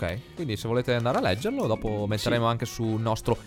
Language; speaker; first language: Italian; native; Italian